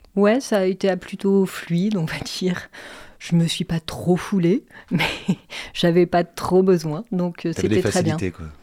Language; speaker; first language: French; native; French